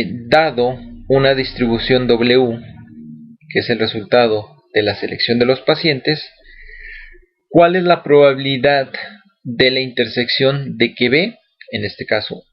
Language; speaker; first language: Spanish; native; Spanish